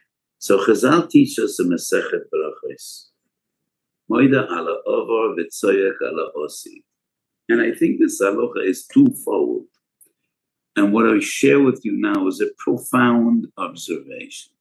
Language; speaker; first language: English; non-native, fluent; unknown